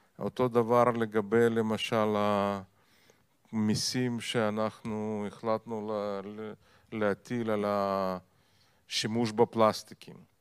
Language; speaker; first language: Hebrew; non-native, fluent; Russian